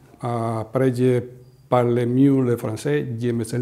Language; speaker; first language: French; non-native, learner; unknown